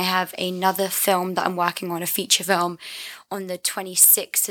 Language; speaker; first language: English; native; English